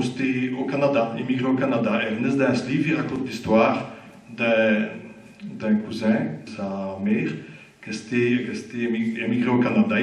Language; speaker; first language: French; native; French